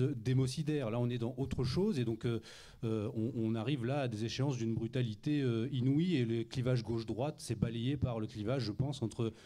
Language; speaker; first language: French; native; French